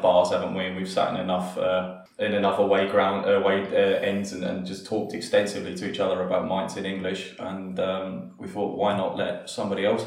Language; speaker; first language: English; native; English